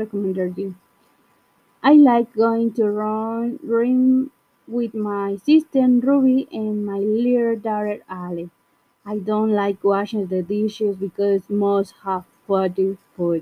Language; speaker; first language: English; non-native, learner; Spanish